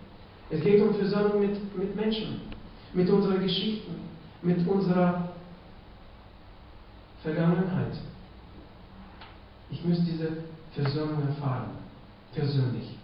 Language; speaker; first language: German; non-native, fluent; Russian